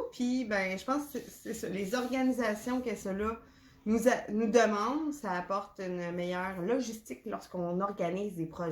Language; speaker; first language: French; native; French